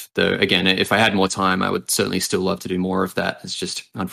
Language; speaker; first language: English; native; English